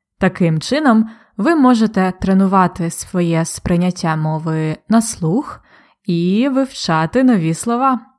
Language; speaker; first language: Ukrainian; native; Ukrainian